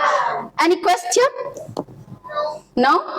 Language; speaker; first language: English; non-native, learner; Indonesian